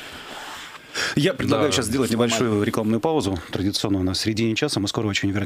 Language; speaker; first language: Russian; native; Russian